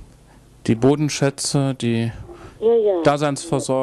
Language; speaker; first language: German; native; German